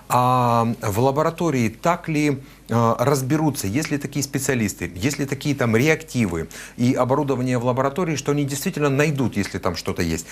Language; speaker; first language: Russian; native; Russian